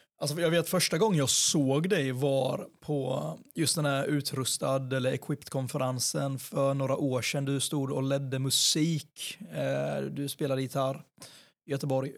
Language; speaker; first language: Swedish; early bilingual, other home language; Persian